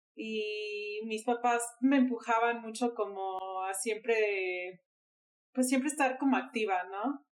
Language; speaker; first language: Spanish; early bilingual, heritage; Spanish